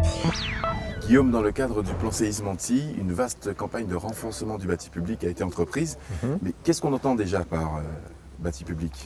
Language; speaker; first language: French; native; French